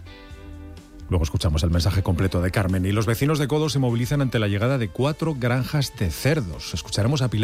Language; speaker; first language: Spanish; native; Spanish